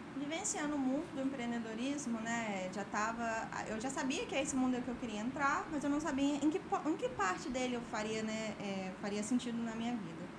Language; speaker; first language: Portuguese; native; Portuguese